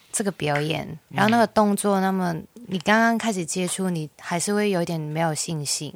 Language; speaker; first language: Chinese; non-native, fluent; Cantonese